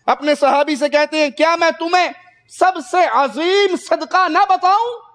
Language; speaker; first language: Urdu; non-native, local second language; Punjabi